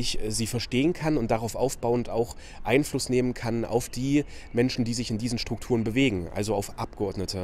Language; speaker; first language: German; native; German